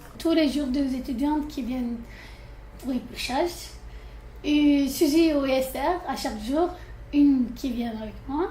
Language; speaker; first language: French; non-native, learner; Turkish